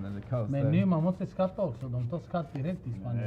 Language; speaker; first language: Swedish; native; Swedish